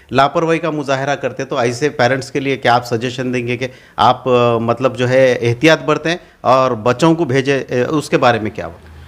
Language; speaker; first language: Urdu; native; Urdu